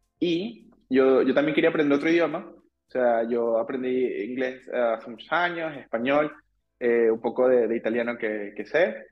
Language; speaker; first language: Spanish; native; Spanish